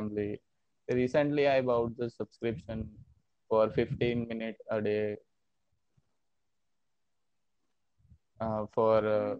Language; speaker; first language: English; non-native, learner; Hindi